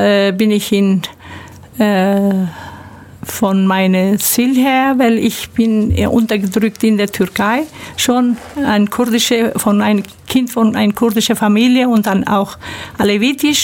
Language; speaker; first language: German; early bilingual, other home language; Turkish